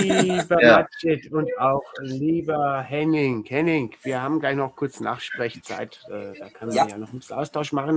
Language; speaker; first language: German; native; German